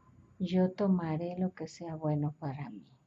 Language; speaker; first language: Spanish; native; Spanish